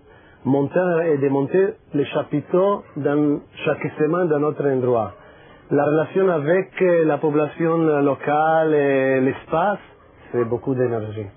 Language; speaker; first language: French; non-native, fluent; Dutch